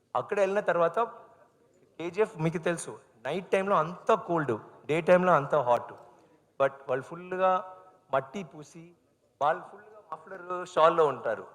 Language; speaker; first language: Telugu; non-native, learner; Tamil